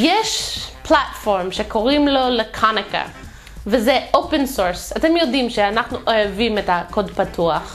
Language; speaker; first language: Hebrew; non-native, fluent; English